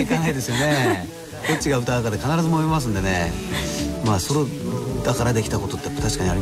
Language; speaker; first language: Japanese; native; Japanese